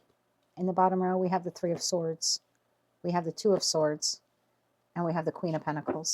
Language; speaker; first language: English; native; English